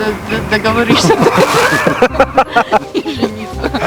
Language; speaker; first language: Russian; non-native, local second language; Kazakh